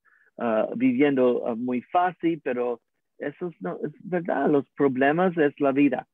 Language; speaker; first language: Spanish; non-native, learner; English